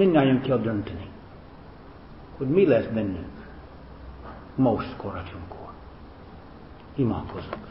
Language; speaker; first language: Hungarian; non-native, fluent; English